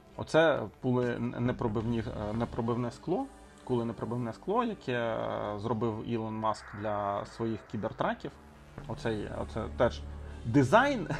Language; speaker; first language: Ukrainian; non-native, local second language; Russian